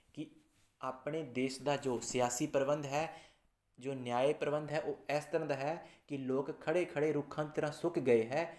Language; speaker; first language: Hindi; non-native, local second language; Punjabi